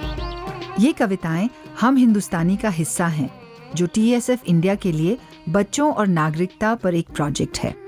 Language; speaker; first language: Hindi; native; Hindi